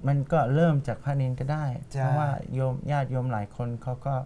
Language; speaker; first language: Thai; non-native, fluent; English